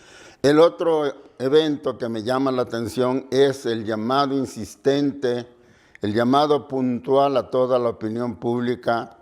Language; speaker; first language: Spanish; native; Spanish